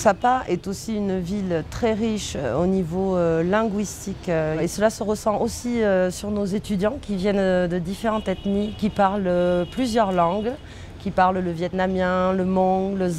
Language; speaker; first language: French; native; French